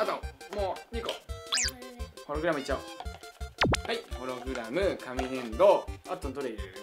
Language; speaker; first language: Japanese; native; Japanese